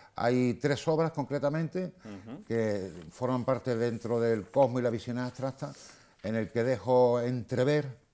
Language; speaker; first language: Spanish; native; Spanish